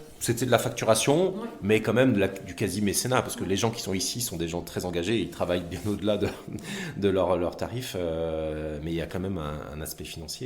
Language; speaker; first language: French; native; French